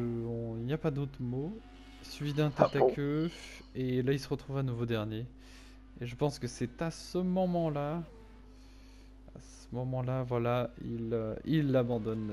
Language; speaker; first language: French; native; French